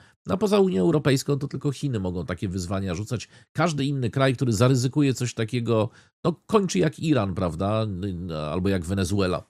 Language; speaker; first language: Polish; native; Polish